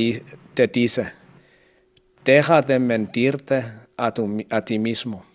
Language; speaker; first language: Spanish; non-native, learner; Danish